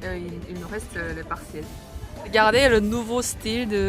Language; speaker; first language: French; non-native, fluent; Korean